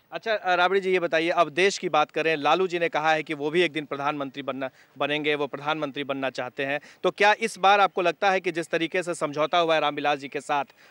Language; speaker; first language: Hindi; native; Hindi